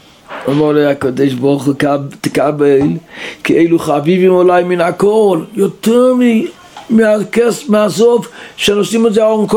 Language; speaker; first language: Hebrew; non-native, local second language; Yiddish